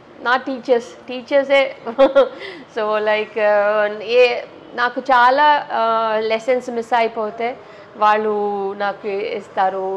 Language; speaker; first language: Telugu; non-native, local second language; Tamil